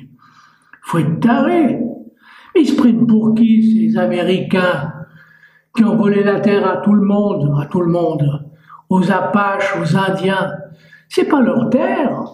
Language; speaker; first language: French; native; French